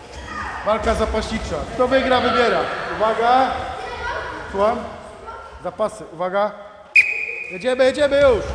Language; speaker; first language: Polish; native; Polish